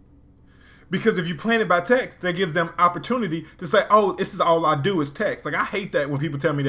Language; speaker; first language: English; native; English